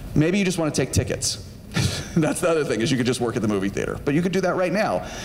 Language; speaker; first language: English; native; English